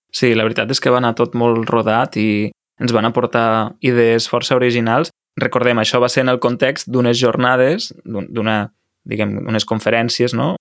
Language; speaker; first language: Catalan; native; Catalan